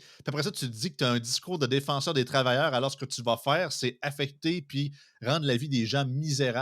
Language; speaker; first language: French; native; French